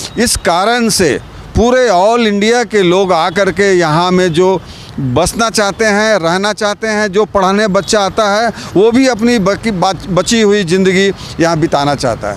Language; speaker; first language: Hindi; native; Hindi